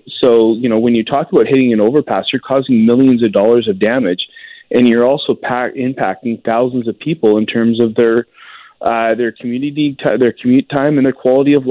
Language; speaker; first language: English; native; English